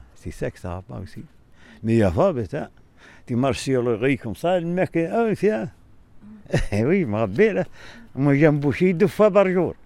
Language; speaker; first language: French; non-native, local second language; Arabic